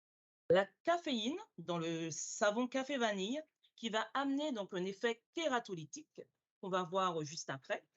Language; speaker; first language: French; native; French